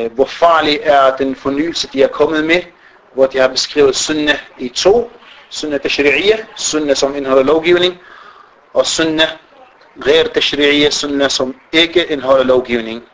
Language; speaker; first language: Danish; non-native, fluent; Arabic